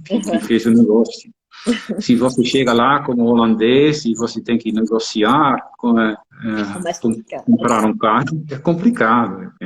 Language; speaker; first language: Portuguese; non-native, fluent; Dutch